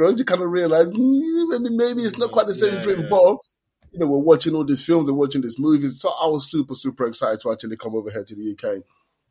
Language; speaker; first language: English; non-native, local second language; Yoruba